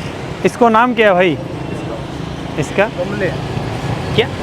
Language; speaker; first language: Hindi; non-native, learner; Bangla